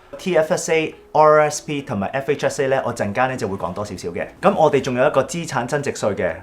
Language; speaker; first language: Cantonese; early bilingual, heritage; Cantonese